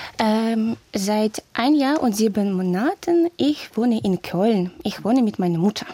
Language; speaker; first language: German; non-native, learner; Russian